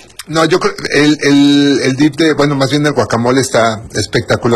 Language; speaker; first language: Spanish; native; Spanish